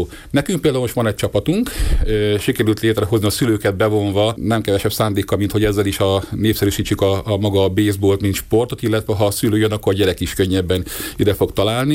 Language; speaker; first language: Hungarian; native; Hungarian